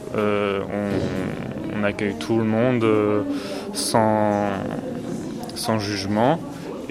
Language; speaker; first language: French; native; French